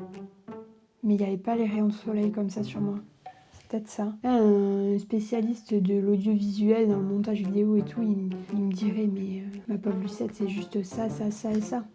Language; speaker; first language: French; native; French